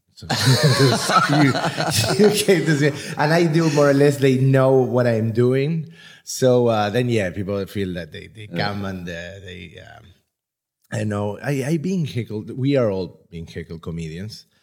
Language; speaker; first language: English; non-native, fluent; Spanish